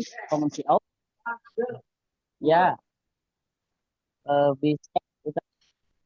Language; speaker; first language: German; non-native, learner; Indonesian